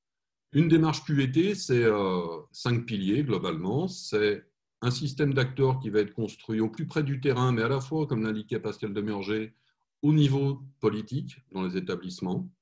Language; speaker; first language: French; native; French